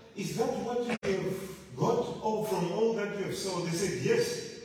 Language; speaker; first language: English; non-native, local second language; Shona